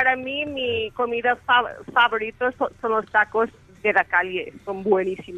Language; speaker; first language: Spanish; early bilingual, heritage; English